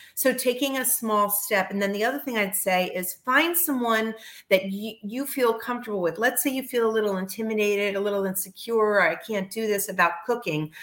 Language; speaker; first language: English; native; English